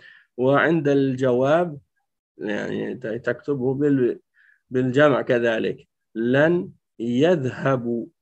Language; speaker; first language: Arabic; non-native, fluent; French